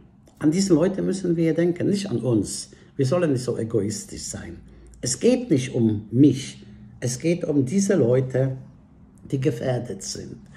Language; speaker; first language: German; non-native, fluent; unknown